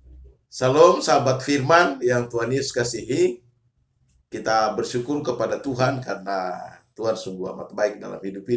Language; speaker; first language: Indonesian; native; Indonesian